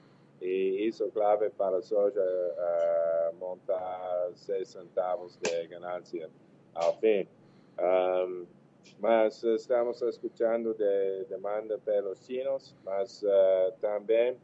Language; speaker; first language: Portuguese; non-native, fluent; English